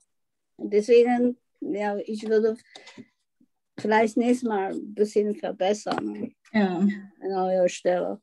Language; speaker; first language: German; non-native, fluent; Chinese